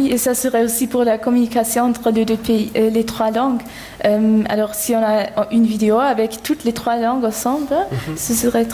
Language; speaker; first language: French; non-native, fluent; German